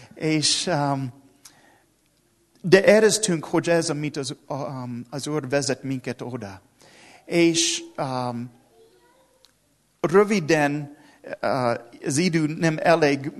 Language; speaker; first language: Hungarian; non-native, learner; English